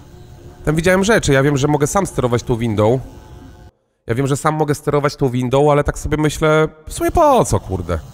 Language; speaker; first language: Polish; native; Polish